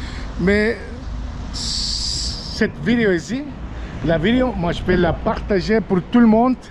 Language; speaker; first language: French; non-native, fluent; Spanish